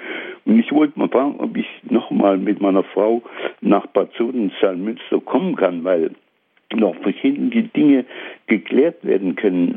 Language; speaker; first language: German; native; German